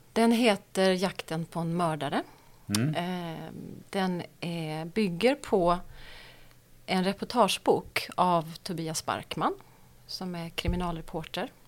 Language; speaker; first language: Swedish; native; Swedish